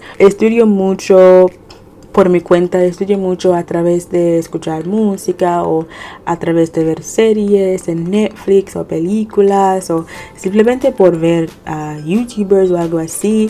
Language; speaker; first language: Spanish; non-native, fluent; English